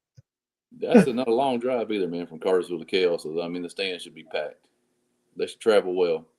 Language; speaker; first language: English; native; English